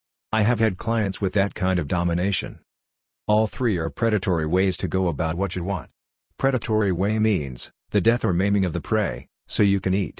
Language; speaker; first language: English; non-native, fluent; Hungarian